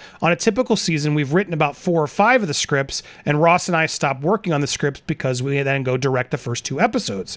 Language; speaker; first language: English; native; English